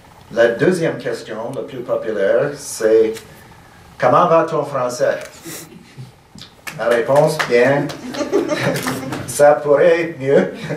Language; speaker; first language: French; non-native, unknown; English